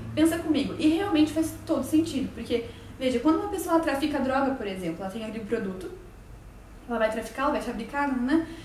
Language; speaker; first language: Portuguese; native; Portuguese